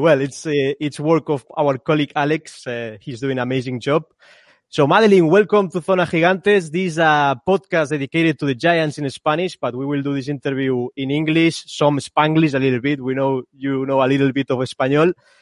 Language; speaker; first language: English; non-native, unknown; Spanish